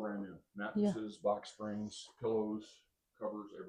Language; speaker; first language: English; native; English